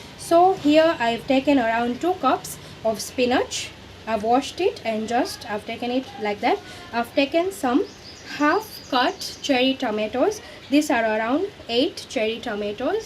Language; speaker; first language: English; non-native, local second language; Gujarati